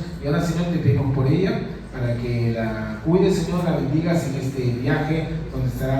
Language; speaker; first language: Spanish; native; Spanish